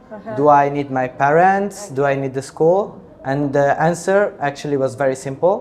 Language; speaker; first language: English; non-native, fluent; Italian